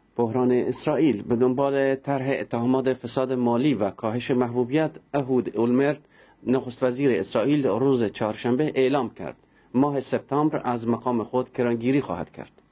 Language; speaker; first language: Persian; non-native, local second language; Central Kurdish